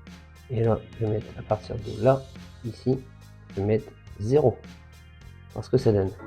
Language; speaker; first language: French; native; French